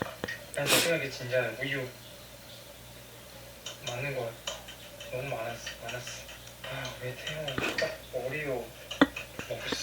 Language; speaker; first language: Korean; non-native, fluent; Chinese